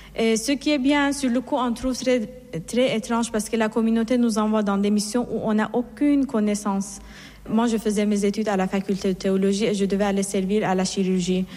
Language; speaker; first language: French; non-native, fluent; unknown